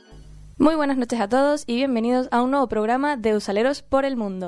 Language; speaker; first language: Spanish; native; Spanish